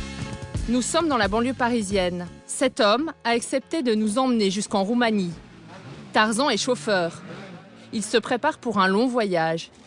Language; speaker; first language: French; native; French